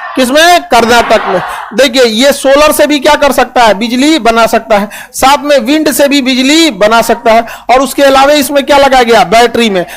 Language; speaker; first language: Hindi; native; Hindi